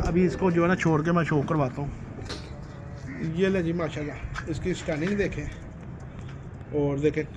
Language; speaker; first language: Urdu; non-native, local second language; Punjabi